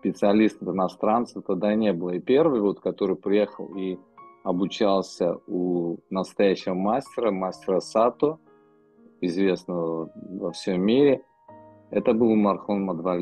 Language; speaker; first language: Russian; non-native, local second language; Tajik